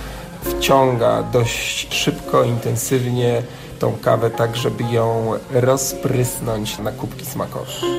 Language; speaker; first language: Polish; native; Polish